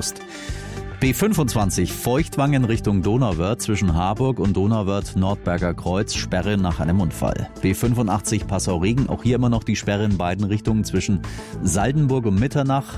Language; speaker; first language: German; native; German